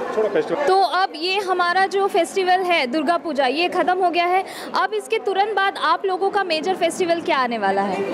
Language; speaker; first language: Hindi; non-native, local second language; Bangla